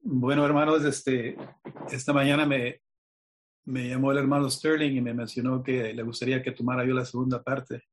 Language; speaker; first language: Spanish; native; Spanish